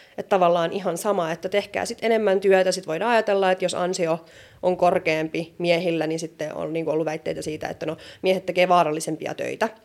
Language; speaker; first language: Finnish; native; Finnish